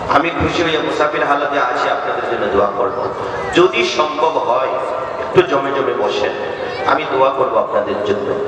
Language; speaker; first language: Bangla; non-native, local second language; Assamese